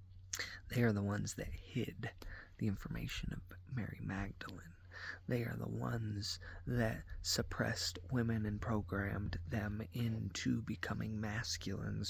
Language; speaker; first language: English; native; English